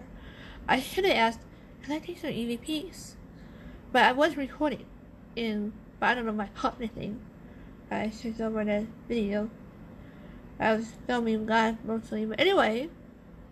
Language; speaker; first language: English; native; English